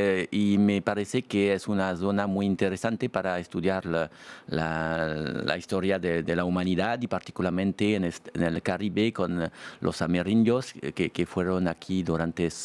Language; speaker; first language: Spanish; non-native, fluent; French